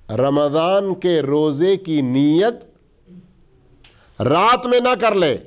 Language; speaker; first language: Urdu; native; Urdu